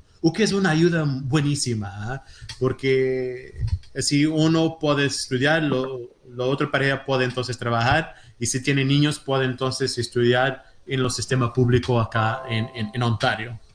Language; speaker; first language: Spanish; non-native, fluent; Portuguese